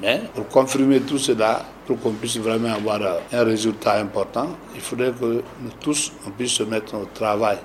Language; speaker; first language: French; non-native, local second language; Susu